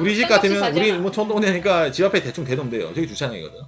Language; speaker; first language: Korean; native; Korean